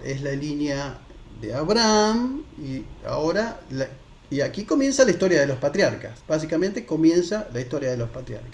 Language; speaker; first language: Spanish; native; Spanish